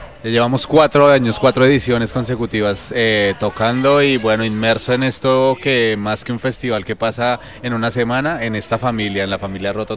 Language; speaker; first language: Spanish; native; Spanish